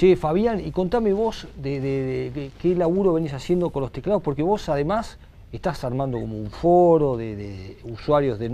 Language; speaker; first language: Spanish; native; Spanish